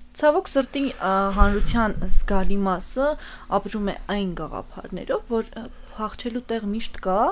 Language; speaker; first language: Armenian; native; Armenian